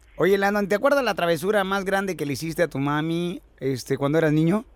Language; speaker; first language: Spanish; native; Spanish